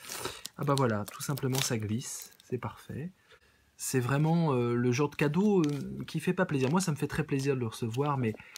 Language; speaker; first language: French; native; French